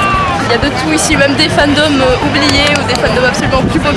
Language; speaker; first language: French; native; French